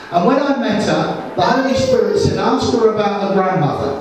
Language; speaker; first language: English; native; English